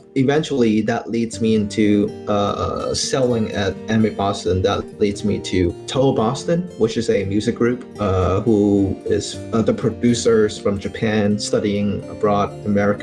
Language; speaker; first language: English; non-native, local second language; Cantonese